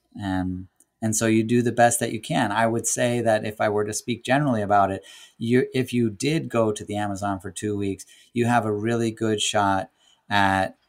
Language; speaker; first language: English; native; English